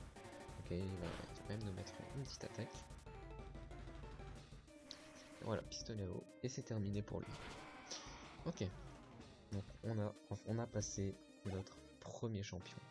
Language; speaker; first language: French; native; French